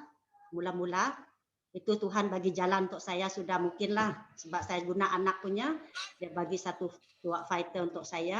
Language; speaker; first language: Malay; non-native, local second language; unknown